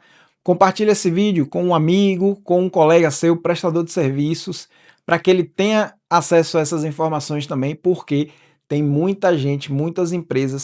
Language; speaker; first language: Portuguese; native; Portuguese